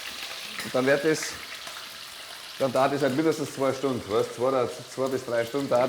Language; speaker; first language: German; native; German